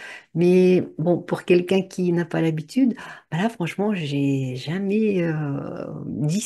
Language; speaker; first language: French; non-native, fluent; Russian